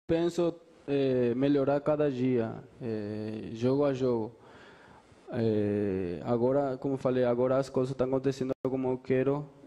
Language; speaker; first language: Portuguese; non-native, fluent; Spanish